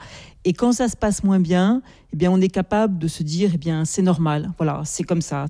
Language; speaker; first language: French; native; French